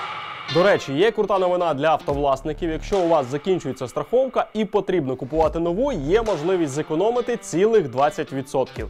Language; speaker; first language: Ukrainian; native; Ukrainian